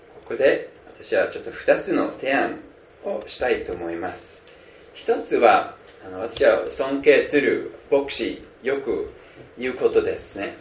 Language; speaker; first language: Japanese; non-native, fluent; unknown